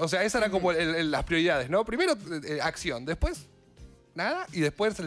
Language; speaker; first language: Spanish; native; Spanish